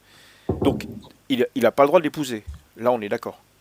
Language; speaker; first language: French; native; French